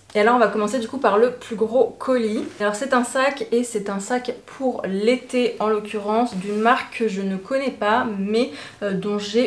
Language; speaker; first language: French; native; French